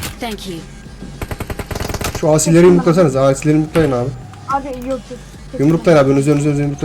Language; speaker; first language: Turkish; native; Turkish